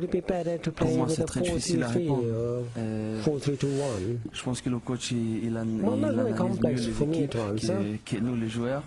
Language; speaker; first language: French; non-native, fluent; Portuguese